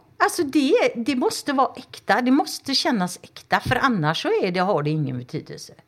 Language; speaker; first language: Swedish; native; Swedish